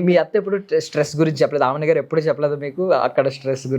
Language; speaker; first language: Telugu; native; Telugu